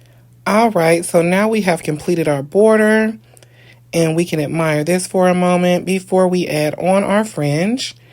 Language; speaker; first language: English; native; English